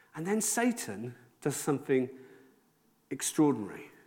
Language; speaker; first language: English; native; English